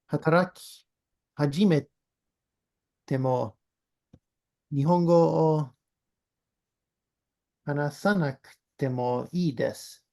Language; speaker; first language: Japanese; non-native, learner; English